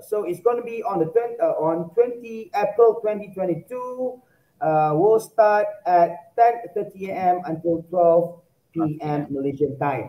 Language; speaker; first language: English; non-native, local second language; Malay